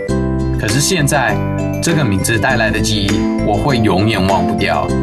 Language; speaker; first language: Chinese; non-native, fluent; English